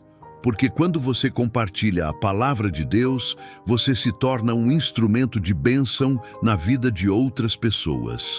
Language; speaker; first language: Portuguese; native; Portuguese